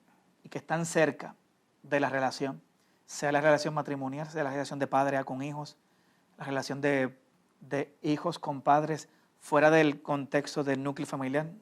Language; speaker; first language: Spanish; native; Spanish